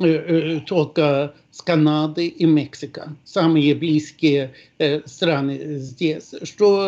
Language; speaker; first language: Russian; non-native, fluent; Swedish